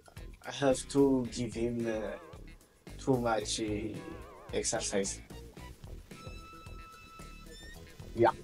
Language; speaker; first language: English; non-native, learner; Amharic